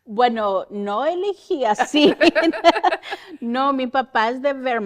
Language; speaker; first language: Spanish; early bilingual, heritage; Spanish